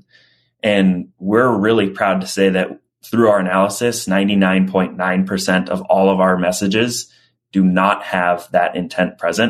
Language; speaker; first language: English; native; English